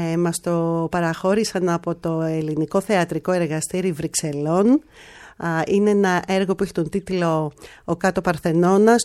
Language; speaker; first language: Greek; native; Greek